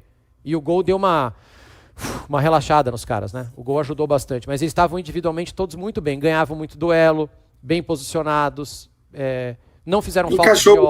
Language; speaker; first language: Portuguese; native; Portuguese